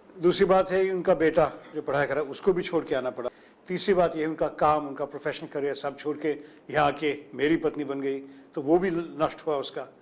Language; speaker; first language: Hindi; non-native, local second language; Malayalam